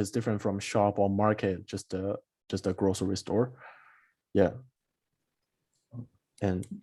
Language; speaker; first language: English; non-native, learner; Chinese